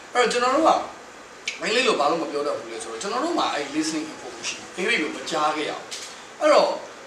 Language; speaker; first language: Burmese; native; Burmese